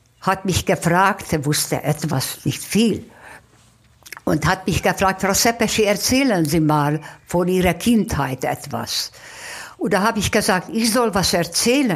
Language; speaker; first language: German; non-native, fluent; Hungarian